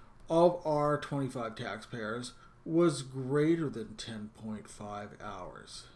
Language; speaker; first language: English; native; English